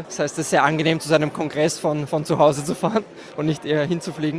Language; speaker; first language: German; native; German